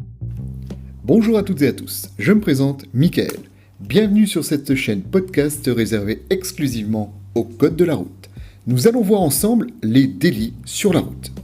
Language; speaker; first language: French; native; French